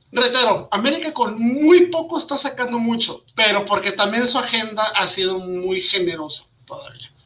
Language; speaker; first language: Spanish; native; Spanish